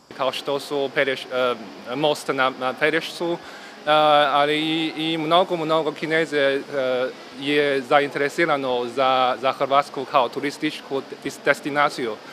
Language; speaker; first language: Croatian; non-native, fluent; Chinese